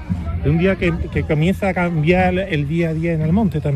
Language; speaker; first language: Spanish; native; Spanish